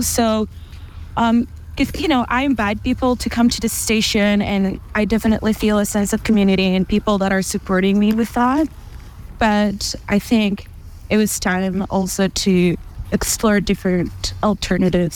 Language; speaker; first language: English; non-native, fluent; Spanish